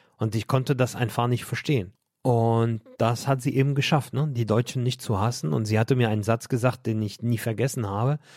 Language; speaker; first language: German; non-native, fluent; French